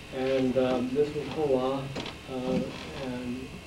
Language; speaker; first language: English; native; English